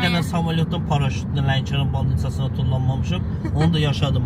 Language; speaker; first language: Azerbaijani; native; Azerbaijani